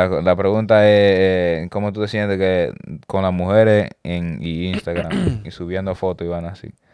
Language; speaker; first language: Spanish; early bilingual, heritage; Spanish